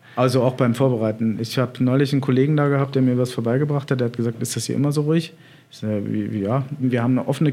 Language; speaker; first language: German; native; German